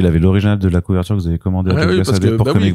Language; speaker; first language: French; native; French